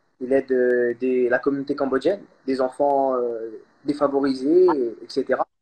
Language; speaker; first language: French; early bilingual, other home language; Khmer